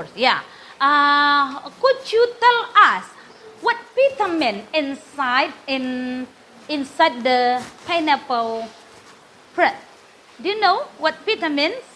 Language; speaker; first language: English; non-native, learner; Indonesian